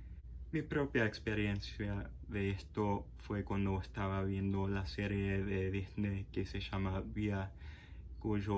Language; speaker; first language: Spanish; non-native, fluent; English